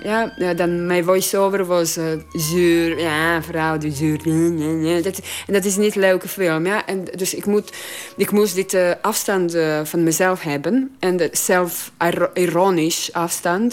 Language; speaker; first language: Dutch; non-native, learner; Croatian